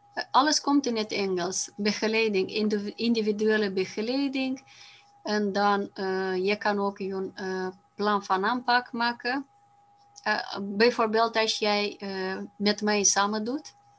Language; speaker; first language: Dutch; non-native, fluent; Romanian